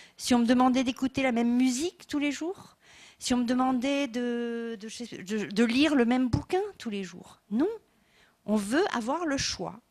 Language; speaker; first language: French; non-native, fluent; English